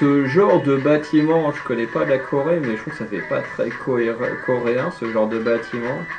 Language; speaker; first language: French; native; French